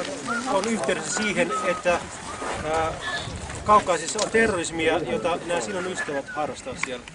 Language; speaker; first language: Finnish; non-native, learner; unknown